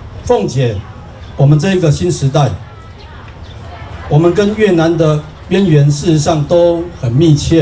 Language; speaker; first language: Chinese; native; Chinese